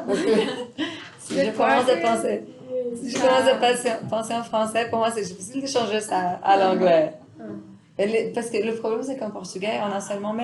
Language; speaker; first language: French; non-native, fluent; Portuguese